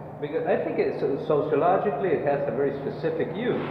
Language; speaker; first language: English; non-native, fluent; Spanish